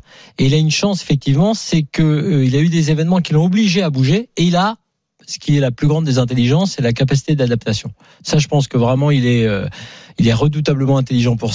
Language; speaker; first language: French; native; French